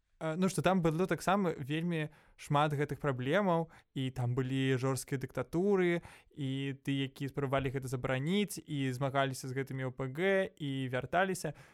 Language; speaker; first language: Belarusian; non-native, local second language; Russian